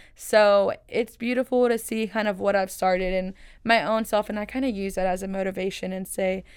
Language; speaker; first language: English; early bilingual, other home language; Spanish